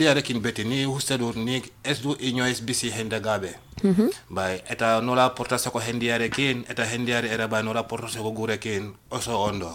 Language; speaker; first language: Basque; non-native, learner; Wolof